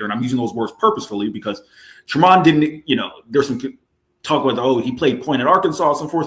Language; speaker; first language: English; native; English